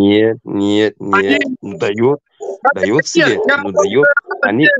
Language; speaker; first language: Russian; non-native, local second language; Tajik